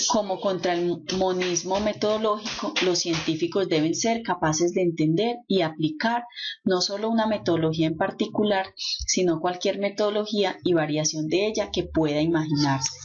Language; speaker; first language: Spanish; native; Spanish